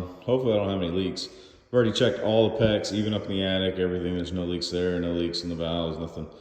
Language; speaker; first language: English; native; English